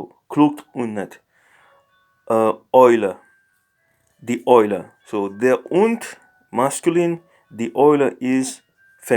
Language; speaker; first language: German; non-native, learner; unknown